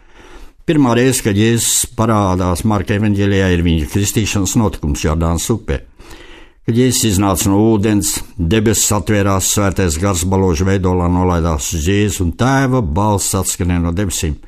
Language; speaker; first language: Latvian; native; Latvian